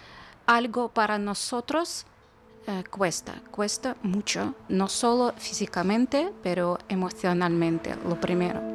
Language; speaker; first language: Spanish; non-native, fluent; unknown